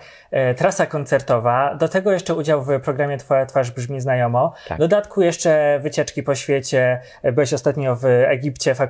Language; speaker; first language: Polish; native; Polish